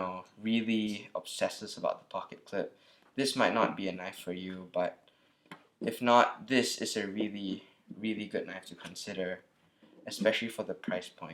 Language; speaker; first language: English; native; English